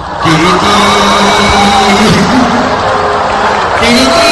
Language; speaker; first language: Korean; native; Korean